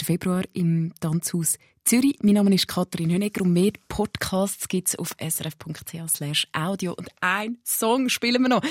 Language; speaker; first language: German; native; German